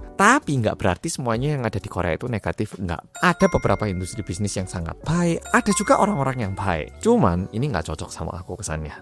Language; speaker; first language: Indonesian; early bilingual, other home language; Korean